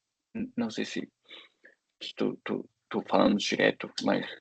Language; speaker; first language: Portuguese; non-native, fluent; Japanese